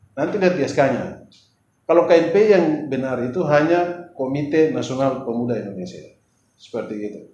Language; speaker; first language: Indonesian; native; Indonesian